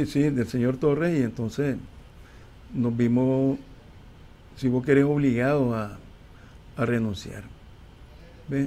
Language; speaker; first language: Spanish; native; Spanish